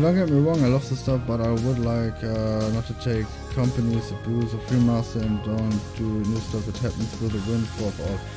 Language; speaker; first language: English; non-native, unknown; German